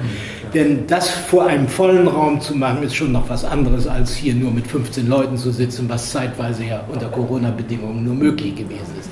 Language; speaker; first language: German; native; German